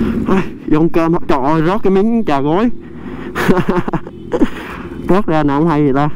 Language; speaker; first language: Vietnamese; native; Vietnamese